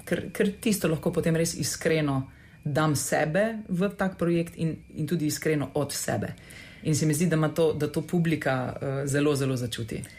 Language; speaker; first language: Slovenian; native; Slovenian